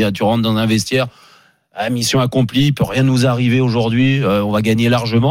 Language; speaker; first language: French; native; French